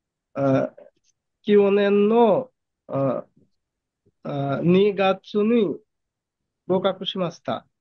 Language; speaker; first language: Japanese; non-native, learner; Bangla